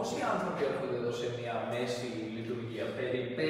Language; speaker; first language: Greek; native; Greek